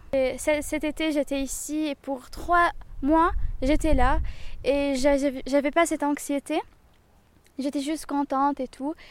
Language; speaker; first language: French; non-native, local second language; Arabic